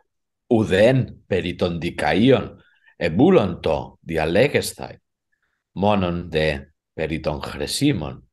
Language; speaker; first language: Greek; non-native, fluent; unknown